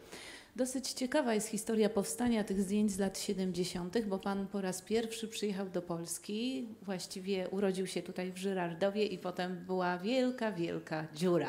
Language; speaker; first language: Polish; native; Polish